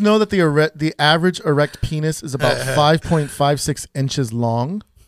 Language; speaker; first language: English; early bilingual, other home language; Spanish